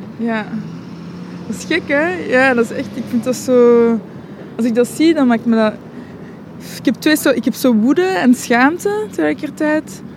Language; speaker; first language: Dutch; non-native, local second language; French